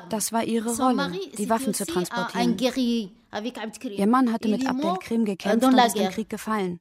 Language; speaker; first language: German; native; German